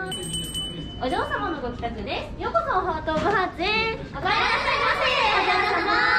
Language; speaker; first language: Japanese; native; Japanese